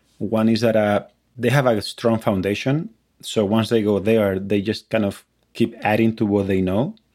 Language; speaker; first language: English; non-native, fluent; Spanish